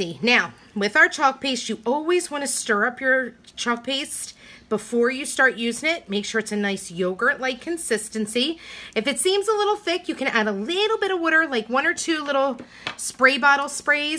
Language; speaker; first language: English; native; English